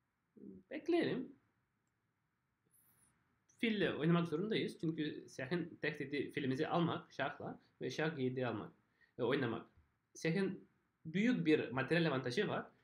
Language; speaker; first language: Turkish; non-native, fluent; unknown